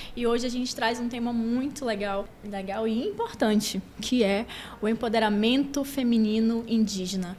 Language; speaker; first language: Portuguese; native; Portuguese